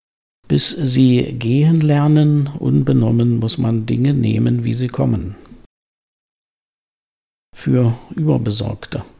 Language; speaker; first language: German; native; German